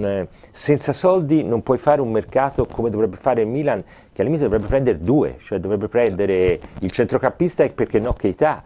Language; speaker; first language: Italian; native; Italian